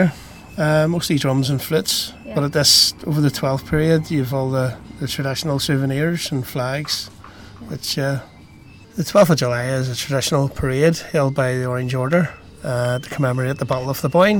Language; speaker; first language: English; native; English